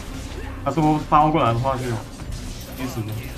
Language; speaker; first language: Chinese; native; Chinese